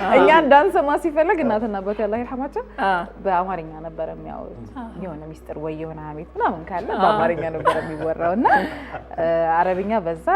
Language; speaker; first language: Amharic; early bilingual, heritage; Arabic